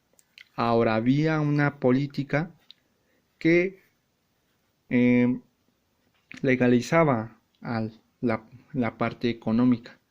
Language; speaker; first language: Spanish; native; Spanish